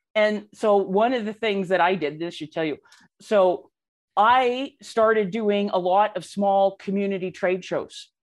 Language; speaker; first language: English; native; English